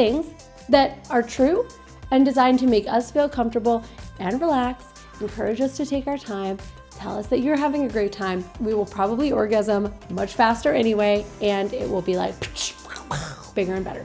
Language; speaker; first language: English; native; English